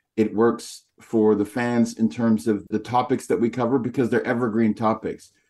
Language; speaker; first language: English; native; English